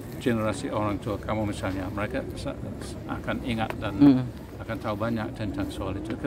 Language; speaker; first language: Indonesian; non-native, fluent; English